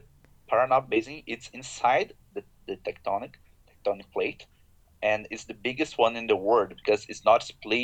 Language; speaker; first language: English; non-native, fluent; Portuguese